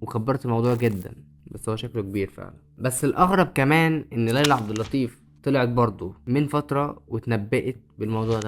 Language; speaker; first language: Arabic; native; Arabic